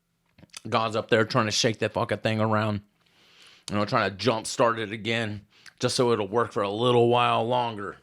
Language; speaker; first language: English; native; English